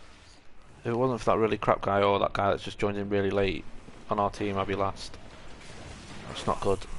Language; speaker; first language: English; native; English